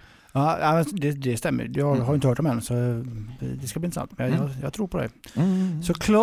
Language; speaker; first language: Swedish; native; Swedish